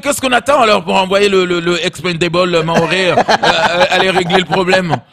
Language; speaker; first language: French; native; French